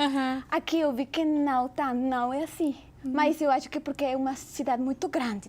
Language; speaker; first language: Portuguese; non-native, learner; Spanish